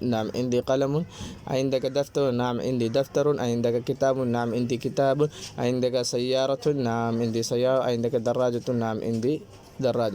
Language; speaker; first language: Arabic; non-native, fluent; Urdu